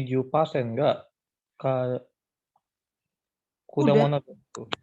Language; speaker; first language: Japanese; non-native, learner; Indonesian